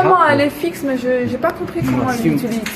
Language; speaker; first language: French; non-native, local second language; Arabic